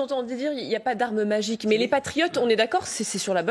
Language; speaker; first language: French; native; French